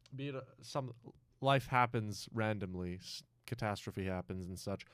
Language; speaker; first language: English; non-native, fluent; French